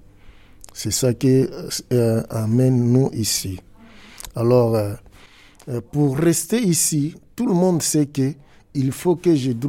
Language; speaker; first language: French; non-native, learner; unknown